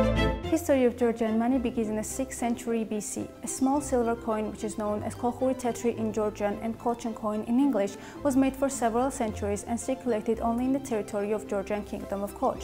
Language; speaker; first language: English; non-native, learner; Georgian